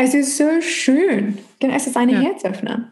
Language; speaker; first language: German; non-native, fluent; English